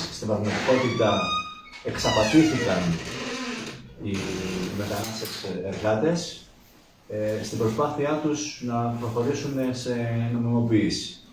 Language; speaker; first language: Greek; native; Greek